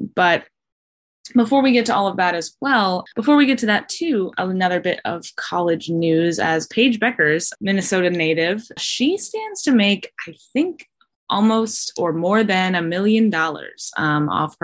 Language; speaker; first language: English; native; English